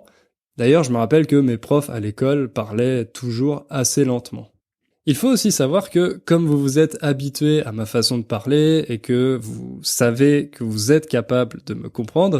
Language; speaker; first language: French; native; French